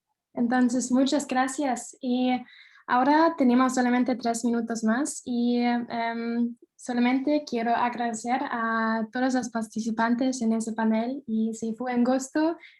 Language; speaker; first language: Spanish; non-native, fluent; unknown